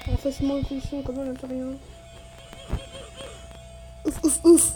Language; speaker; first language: French; native; French